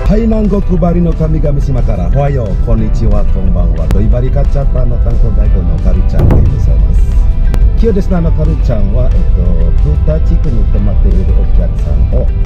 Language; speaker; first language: Japanese; non-native, fluent; Balinese